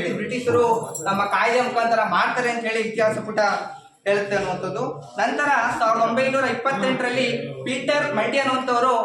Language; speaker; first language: Kannada; non-native, local second language; Lambadi